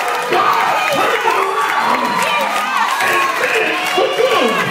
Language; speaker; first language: English; native; English